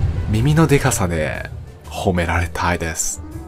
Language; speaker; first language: Japanese; native; Japanese